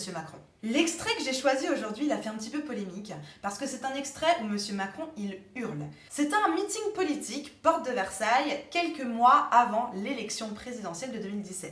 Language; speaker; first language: French; native; French